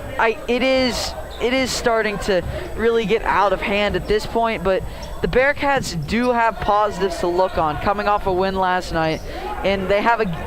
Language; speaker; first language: English; native; English